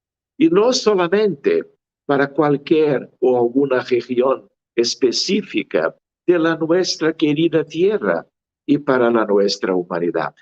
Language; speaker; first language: Spanish; non-native, fluent; Portuguese